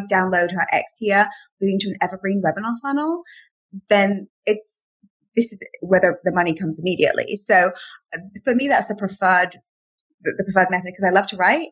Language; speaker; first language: English; native; English